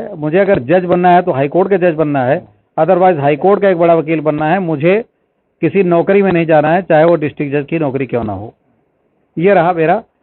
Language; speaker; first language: Hindi; native; Hindi